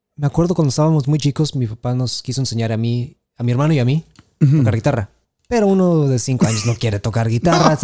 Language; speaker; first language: Spanish; early bilingual, heritage; Spanish